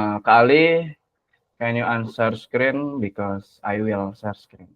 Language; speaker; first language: English; non-native, learner; Indonesian